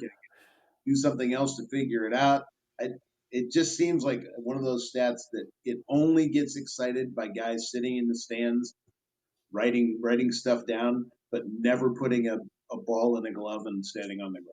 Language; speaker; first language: English; native; English